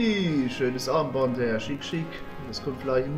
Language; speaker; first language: German; native; German